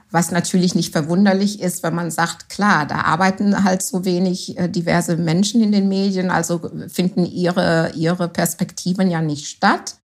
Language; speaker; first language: German; non-native, fluent; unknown